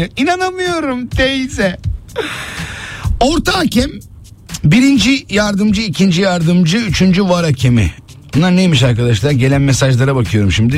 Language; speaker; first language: Turkish; native; Turkish